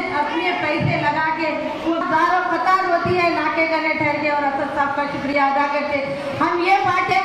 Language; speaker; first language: Urdu; native; Urdu